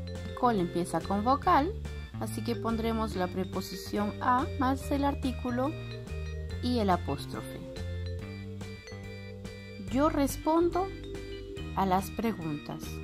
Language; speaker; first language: Spanish; non-native, fluent; French